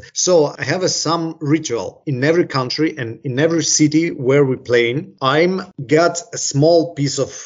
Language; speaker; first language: English; non-native, fluent; Ukrainian